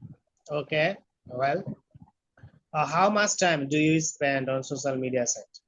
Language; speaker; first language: English; non-native, learner; Bangla